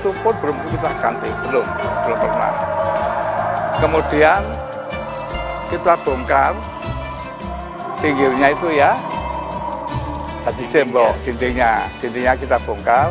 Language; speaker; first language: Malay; non-native, local second language; Javanese